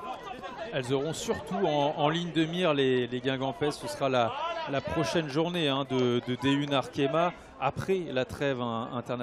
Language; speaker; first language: French; native; French